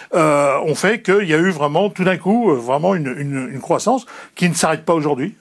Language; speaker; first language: French; native; French